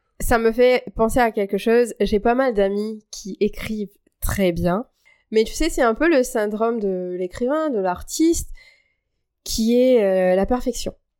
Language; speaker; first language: French; native; French